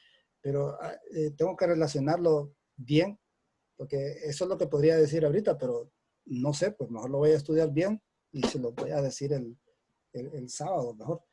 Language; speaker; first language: Spanish; native; Spanish